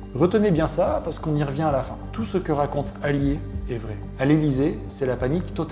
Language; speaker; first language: French; native; French